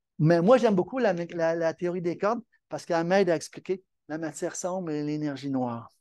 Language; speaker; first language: French; native; French